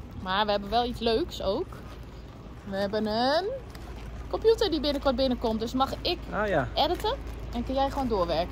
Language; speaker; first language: Dutch; native; Dutch